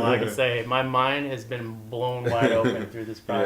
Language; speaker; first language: English; native; English